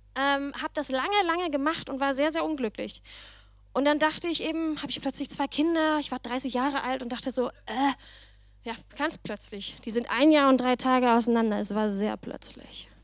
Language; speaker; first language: German; non-native, fluent; Danish